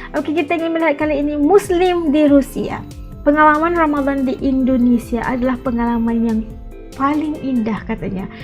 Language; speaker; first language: Malay; native; Malay